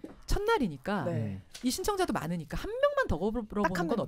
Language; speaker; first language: Korean; native; Korean